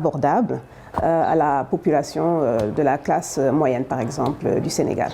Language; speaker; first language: French; non-native, local second language; Wolof